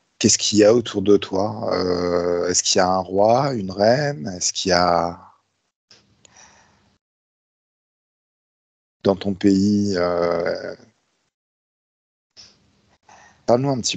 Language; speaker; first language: French; native; French